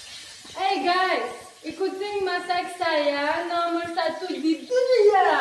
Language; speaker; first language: Indonesian; non-native, learner; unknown